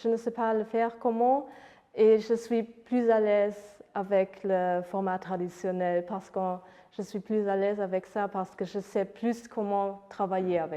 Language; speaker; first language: French; non-native, fluent; Luxembourgish